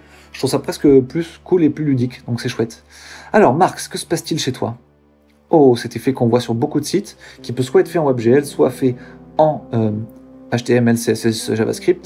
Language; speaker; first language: French; native; French